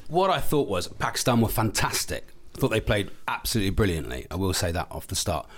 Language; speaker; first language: English; native; English